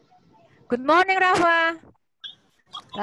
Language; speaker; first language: English; non-native, fluent; Indonesian